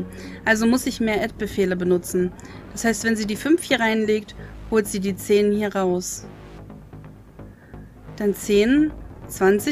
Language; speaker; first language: German; native; German